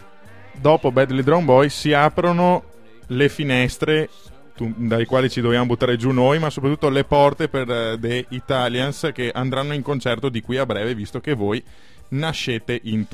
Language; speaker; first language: Italian; native; Italian